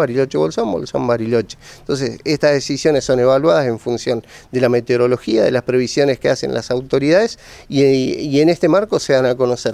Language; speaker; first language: Spanish; native; Spanish